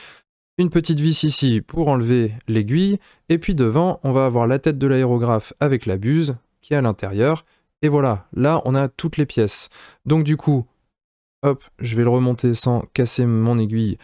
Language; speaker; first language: French; native; French